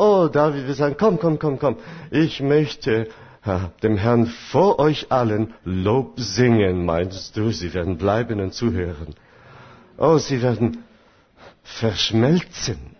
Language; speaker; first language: German; non-native, fluent; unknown